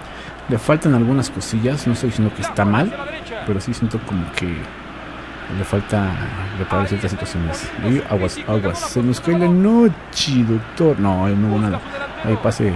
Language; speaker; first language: Spanish; native; Spanish